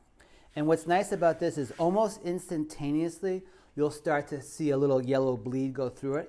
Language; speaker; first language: English; native; English